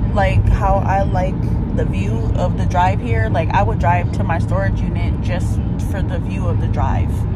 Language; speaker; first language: English; native; English